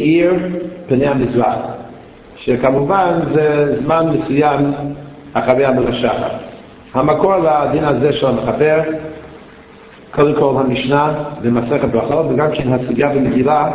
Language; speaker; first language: Hebrew; non-native, fluent; English